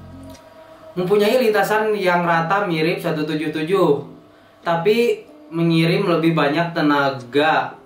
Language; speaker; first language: Indonesian; native; Indonesian